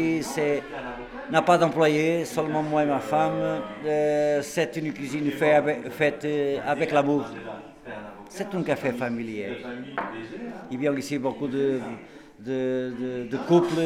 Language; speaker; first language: French; non-native, learner; Portuguese